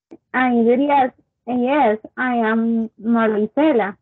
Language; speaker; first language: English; non-native, learner; Spanish